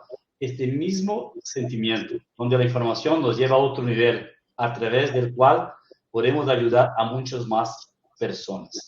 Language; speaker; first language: Spanish; non-native, fluent; Portuguese